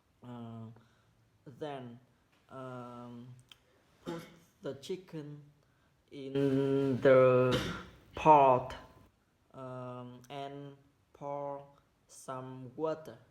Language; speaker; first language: English; non-native, learner; Vietnamese